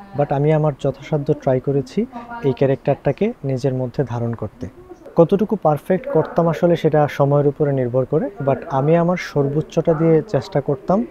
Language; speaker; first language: Bangla; native; Bangla